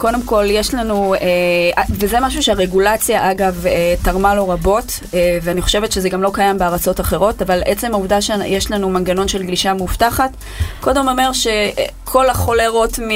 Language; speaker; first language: Hebrew; native; Hebrew